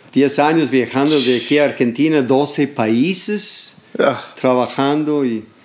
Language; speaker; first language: Spanish; non-native, fluent; English